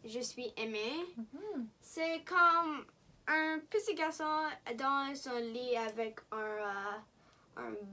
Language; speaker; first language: French; non-native, local second language; English